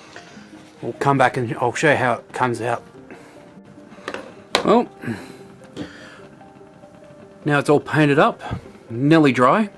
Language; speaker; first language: English; native; English